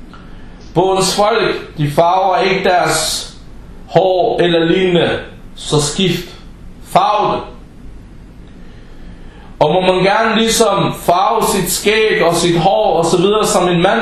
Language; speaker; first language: Danish; non-native, local second language; Arabic